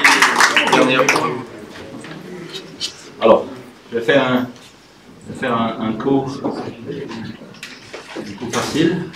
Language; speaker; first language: French; non-native, fluent; Swedish